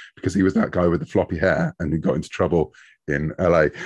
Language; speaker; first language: English; native; English